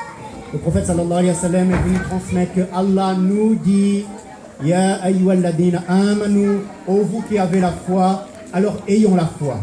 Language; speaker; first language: French; native; French